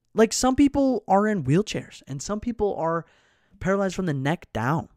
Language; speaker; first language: English; native; English